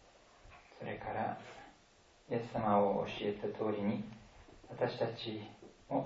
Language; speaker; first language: Japanese; non-native, fluent; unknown